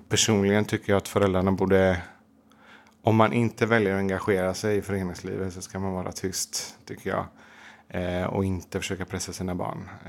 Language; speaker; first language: Swedish; native; Swedish